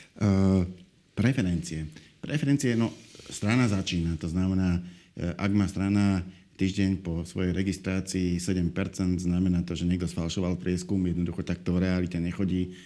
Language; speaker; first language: Slovak; native; Slovak